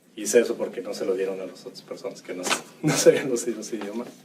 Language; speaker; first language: Spanish; early bilingual, heritage; Spanish